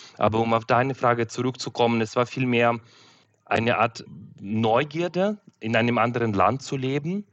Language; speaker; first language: German; non-native, fluent; Ukrainian